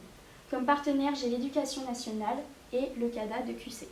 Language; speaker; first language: French; native; French